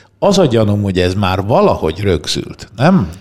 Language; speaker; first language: Hungarian; native; Hungarian